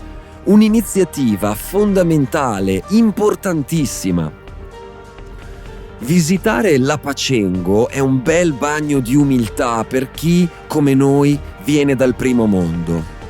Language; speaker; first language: Italian; native; Italian